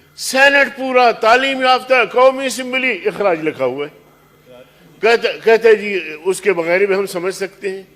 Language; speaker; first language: Urdu; non-native, local second language; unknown